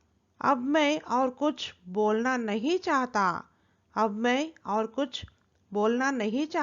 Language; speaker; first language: Hindi; non-native, local second language; Telugu